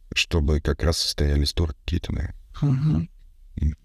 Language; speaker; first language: Russian; native; Russian